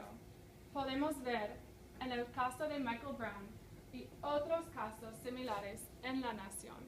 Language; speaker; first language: Spanish; non-native, fluent; English